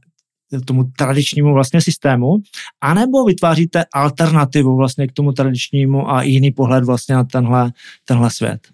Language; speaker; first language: Czech; native; Czech